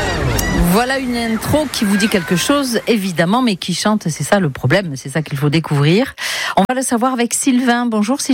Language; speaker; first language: French; native; French